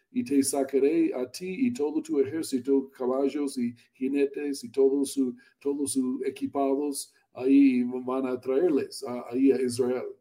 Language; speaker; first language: Spanish; non-native, learner; English